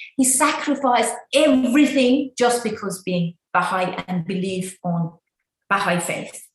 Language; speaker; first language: English; non-native, fluent; Persian